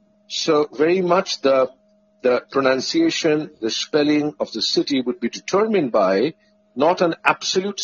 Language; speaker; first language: English; non-native, local second language; Bangla